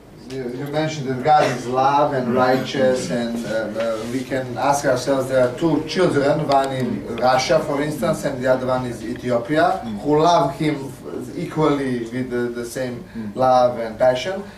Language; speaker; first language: English; non-native, fluent; Serbian